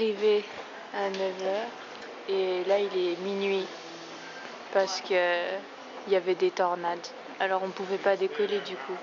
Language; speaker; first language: French; native; French